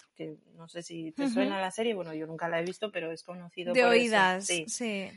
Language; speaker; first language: Spanish; native; Spanish